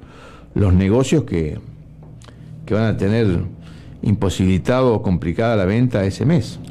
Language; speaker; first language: Spanish; native; Spanish